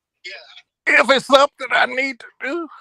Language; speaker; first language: English; native; English